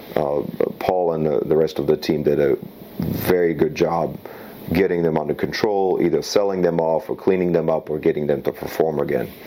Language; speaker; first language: English; early bilingual, other home language; Slovak